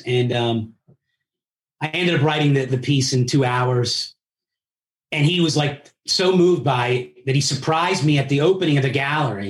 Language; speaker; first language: English; early bilingual, other home language; Italian